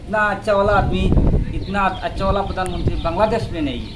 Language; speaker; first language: Hindi; non-native, learner; Bangla